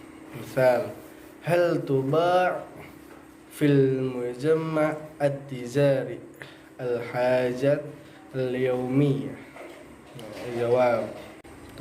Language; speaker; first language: Arabic; non-native, learner; Indonesian